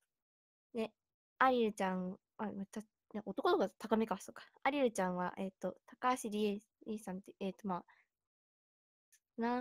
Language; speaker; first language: Japanese; native; Japanese